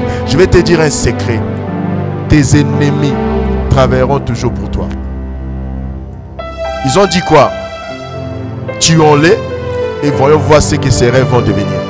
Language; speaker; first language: French; non-native, local second language; Lingala